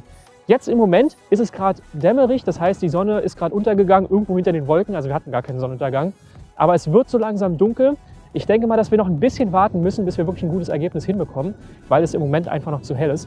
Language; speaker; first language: German; native; German